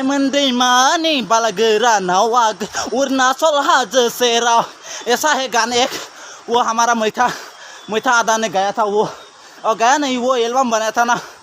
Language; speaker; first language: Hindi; non-native, local second language; Bodo